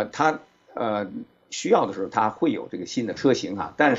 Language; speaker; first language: Chinese; native; Chinese